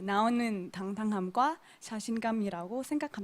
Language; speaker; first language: Korean; non-native, local second language; Thai